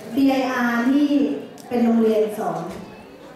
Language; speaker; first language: Thai; native; Thai